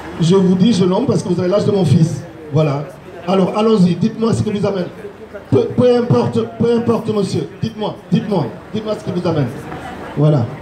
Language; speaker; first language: French; non-native, local second language; Wolof